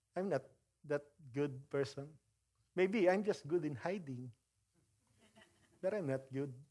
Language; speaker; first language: English; non-native, local second language; Filipino